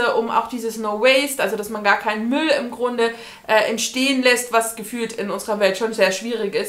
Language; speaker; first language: German; native; German